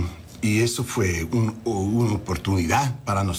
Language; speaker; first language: Spanish; early bilingual, heritage; English